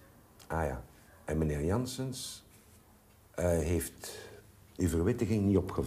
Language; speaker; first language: Dutch; native; Dutch